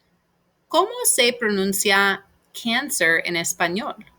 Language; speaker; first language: Spanish; non-native, fluent; English